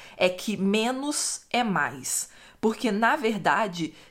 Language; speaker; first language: Portuguese; native; Portuguese